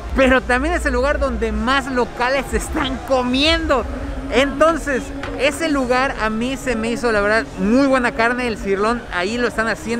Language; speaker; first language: Spanish; native; Spanish